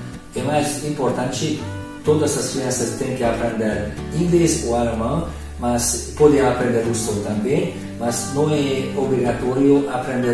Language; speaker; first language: Portuguese; non-native, learner; Hungarian